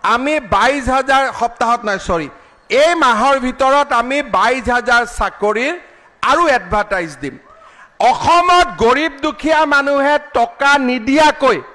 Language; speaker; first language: Assamese; native; Assamese